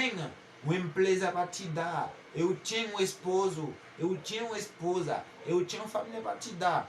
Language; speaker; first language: Portuguese; non-native, learner; Haitian Creole